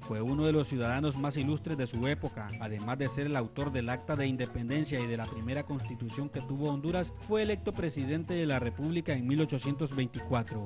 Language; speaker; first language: Spanish; native; Spanish